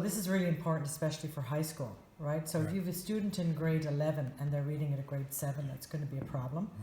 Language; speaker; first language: English; native; English